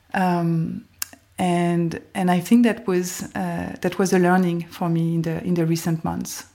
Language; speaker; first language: English; non-native, fluent; French